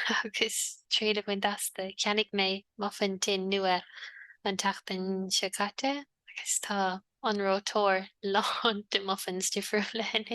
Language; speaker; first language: Irish; native; Irish